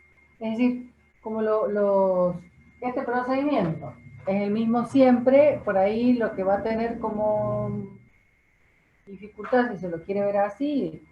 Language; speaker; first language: Spanish; native; Spanish